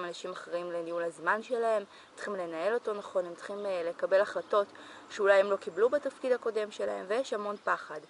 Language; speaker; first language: Hebrew; native; Hebrew